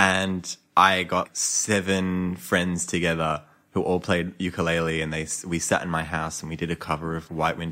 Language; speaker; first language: English; native; English